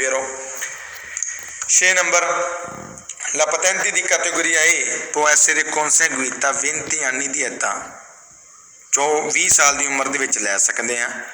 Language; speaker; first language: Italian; non-native, fluent; Punjabi